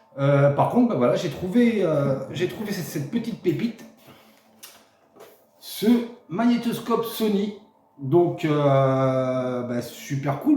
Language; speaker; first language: French; native; French